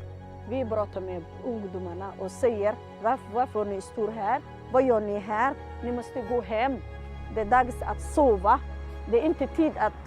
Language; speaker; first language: Swedish; non-native, learner; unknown